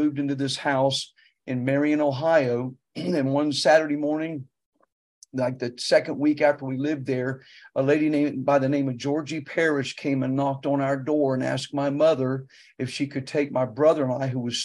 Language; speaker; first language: English; native; English